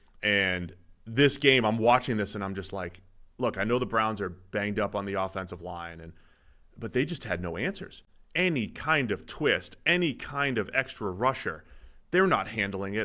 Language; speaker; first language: English; native; English